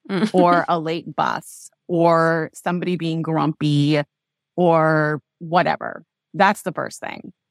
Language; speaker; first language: English; native; English